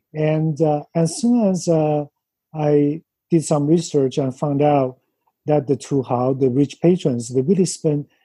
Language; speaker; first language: English; non-native, fluent; Chinese